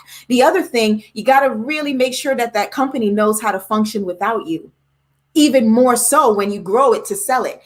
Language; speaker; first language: English; native; English